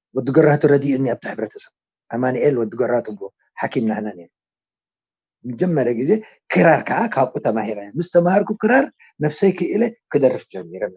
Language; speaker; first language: Tigrinya; non-native, local second language; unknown